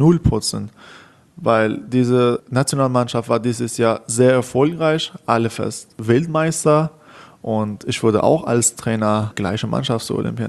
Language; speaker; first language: German; non-native, learner; Persian